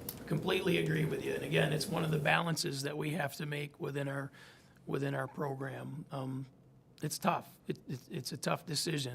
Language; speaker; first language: English; native; English